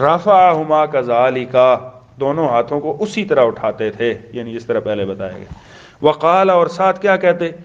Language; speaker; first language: Urdu; non-native, local second language; Pashto